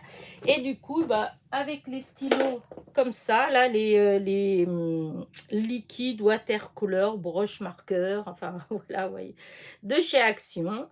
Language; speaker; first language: French; native; French